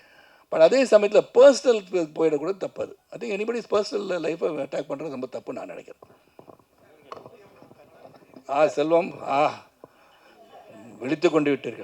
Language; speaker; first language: Tamil; native; Tamil